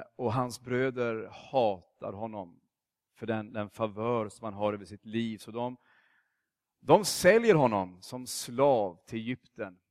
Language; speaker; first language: Swedish; native; Swedish